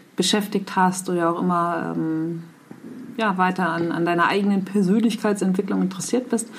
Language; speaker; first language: German; native; German